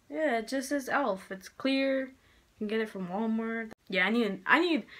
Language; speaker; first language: English; native; English